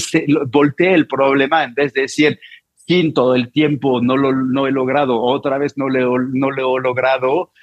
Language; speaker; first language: Spanish; non-native, fluent; French